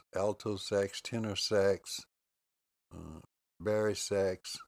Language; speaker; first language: English; native; English